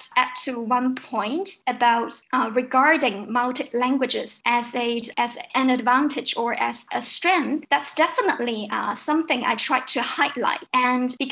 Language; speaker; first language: English; non-native, fluent; Cantonese